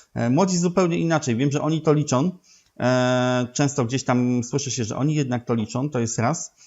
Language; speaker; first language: Polish; native; Polish